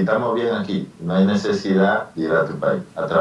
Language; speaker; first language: Spanish; native; Spanish